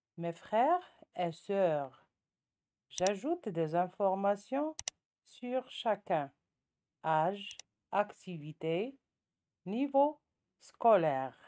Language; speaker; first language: French; non-native, local second language; Arabic